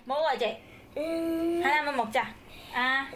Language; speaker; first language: Korean; non-native, learner; Vietnamese